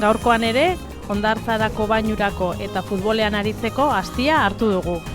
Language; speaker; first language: Basque; native; Basque